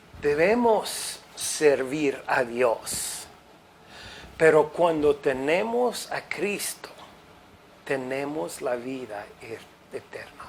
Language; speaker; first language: Spanish; non-native, fluent; English